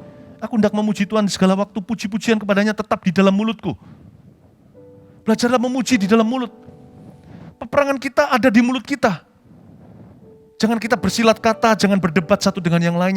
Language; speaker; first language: Indonesian; native; Indonesian